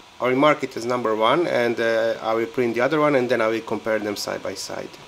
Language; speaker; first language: English; non-native, fluent; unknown